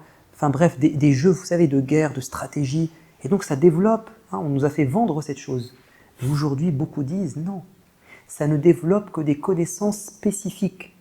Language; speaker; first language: French; native; French